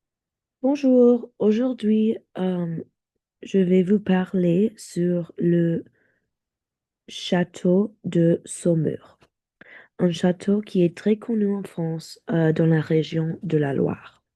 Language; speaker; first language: French; non-native, learner; English